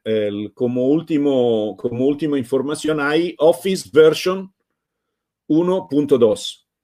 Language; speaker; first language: Spanish; non-native, fluent; Italian